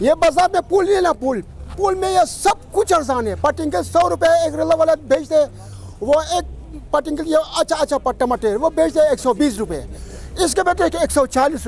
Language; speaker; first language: Hindi; non-native, local second language; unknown